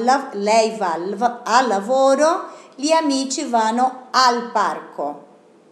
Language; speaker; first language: Italian; non-native, fluent; Portuguese